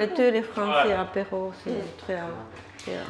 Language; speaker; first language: French; non-native, learner; Japanese